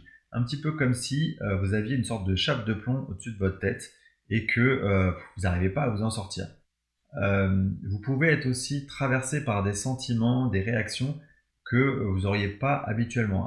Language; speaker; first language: French; native; French